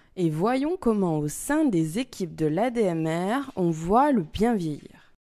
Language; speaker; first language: French; native; French